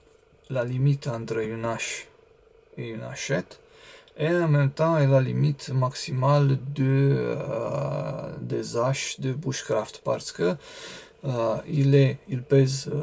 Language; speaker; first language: French; non-native, learner; Romanian